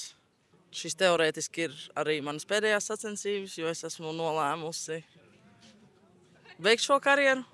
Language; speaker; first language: Latvian; native; Latvian